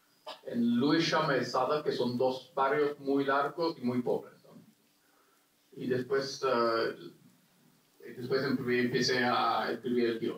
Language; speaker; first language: Spanish; non-native, fluent; Italian